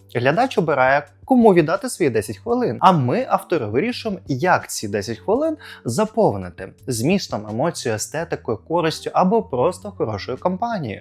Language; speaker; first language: Ukrainian; non-native, local second language; Russian